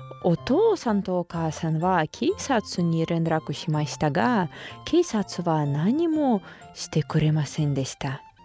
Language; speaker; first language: Japanese; non-native, learner; Russian